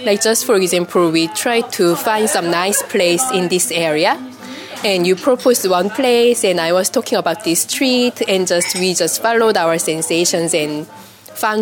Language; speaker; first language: English; non-native, fluent; Korean